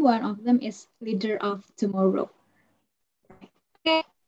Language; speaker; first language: English; non-native, fluent; Indonesian